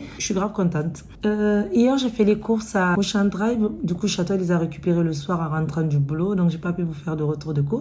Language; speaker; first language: French; native; French